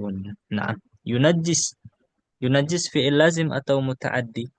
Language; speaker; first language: Arabic; non-native, fluent; Indonesian